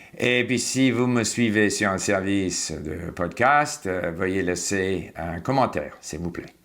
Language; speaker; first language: French; non-native, fluent; English